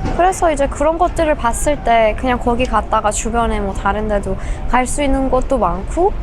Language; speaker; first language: Korean; non-native, fluent; Persian